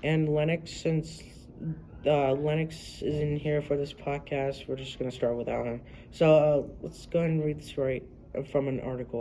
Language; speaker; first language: English; native; English